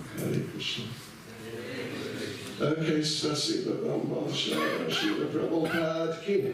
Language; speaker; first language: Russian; non-native, learner; English